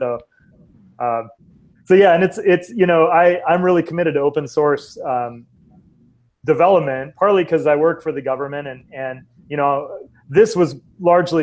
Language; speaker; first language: English; native; English